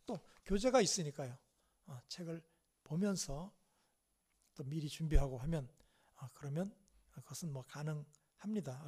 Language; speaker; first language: Korean; native; Korean